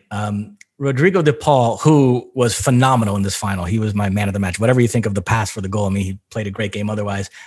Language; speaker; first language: English; non-native, fluent; Portuguese